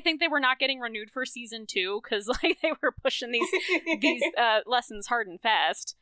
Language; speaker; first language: English; native; English